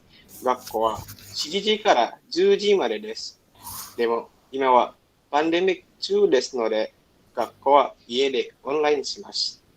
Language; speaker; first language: Japanese; non-native, learner; Indonesian